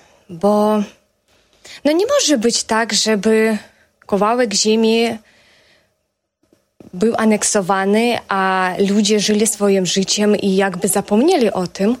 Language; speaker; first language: Polish; non-native, fluent; Russian